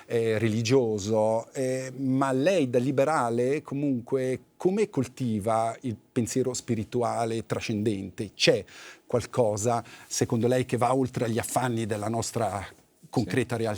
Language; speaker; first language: Italian; native; Italian